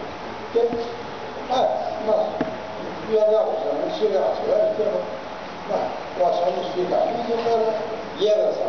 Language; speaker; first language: Greek; early bilingual, other home language; Turkish